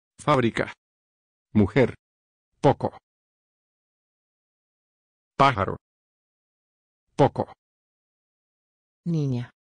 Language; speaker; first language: Spanish; non-native, learner; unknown